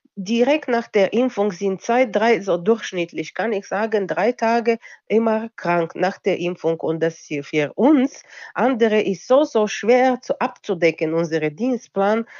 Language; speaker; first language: German; non-native, local second language; Bulgarian